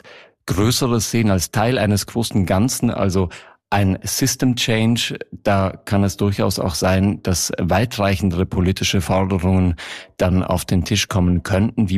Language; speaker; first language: German; native; German